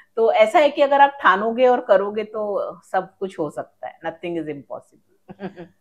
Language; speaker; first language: Hindi; native; Hindi